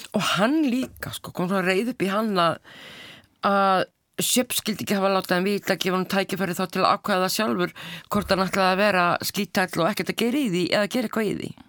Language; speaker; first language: Icelandic; native; Icelandic